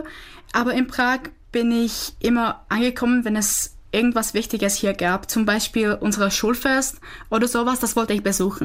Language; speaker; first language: German; non-native, fluent; Czech